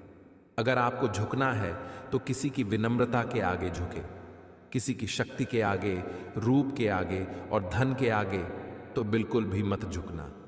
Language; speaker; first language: Hindi; native; Hindi